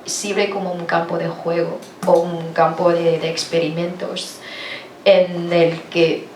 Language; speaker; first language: Spanish; non-native, fluent; Chinese